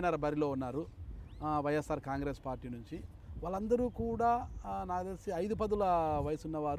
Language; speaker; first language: Telugu; native; Telugu